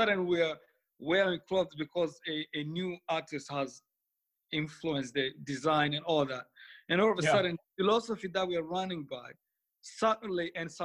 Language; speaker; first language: English; non-native, local second language; Kinyarwanda